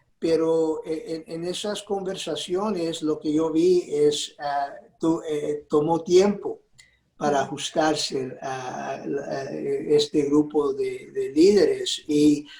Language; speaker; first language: Spanish; early bilingual, heritage; Spanish